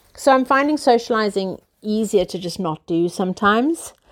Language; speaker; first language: English; native; English